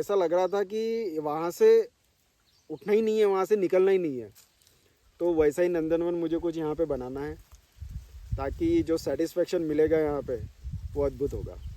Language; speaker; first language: Hindi; non-native, local second language; Marathi